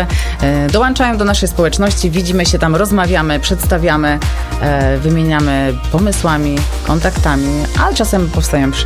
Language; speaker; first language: Polish; native; Polish